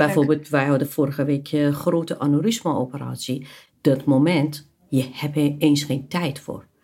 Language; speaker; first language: Dutch; non-native, fluent; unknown